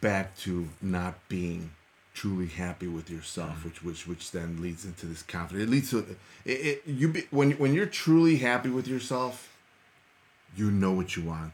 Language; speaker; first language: English; early bilingual, other home language; Spanish